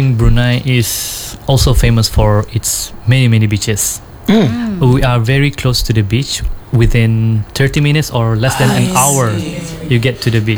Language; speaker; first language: English; non-native, local second language; Malay